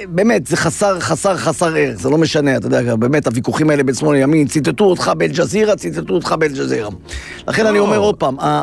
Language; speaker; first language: Hebrew; native; Hebrew